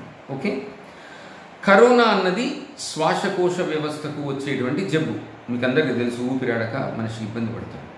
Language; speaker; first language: Telugu; native; Telugu